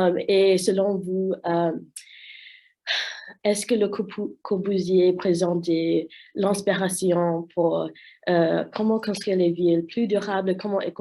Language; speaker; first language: French; non-native, fluent; English